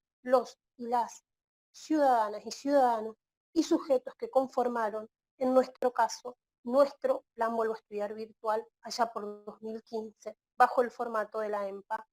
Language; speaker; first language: Spanish; native; Spanish